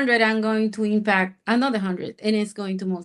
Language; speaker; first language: English; non-native, fluent; Spanish